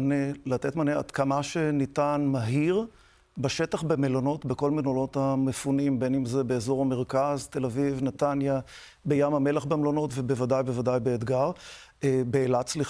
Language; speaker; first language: Hebrew; native; Hebrew